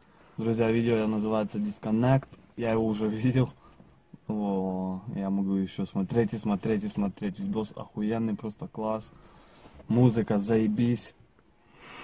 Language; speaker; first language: Russian; non-native, fluent; Italian